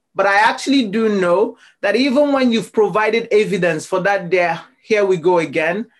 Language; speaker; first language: English; non-native, local second language; Igbo